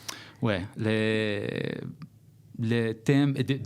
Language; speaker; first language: French; non-native, learner; Hebrew